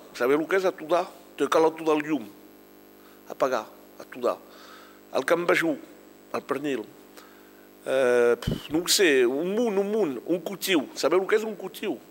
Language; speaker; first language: Catalan; non-native, local second language; French